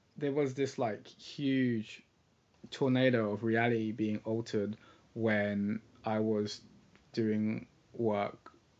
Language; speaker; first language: English; native; English